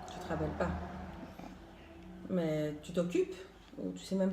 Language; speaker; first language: French; native; French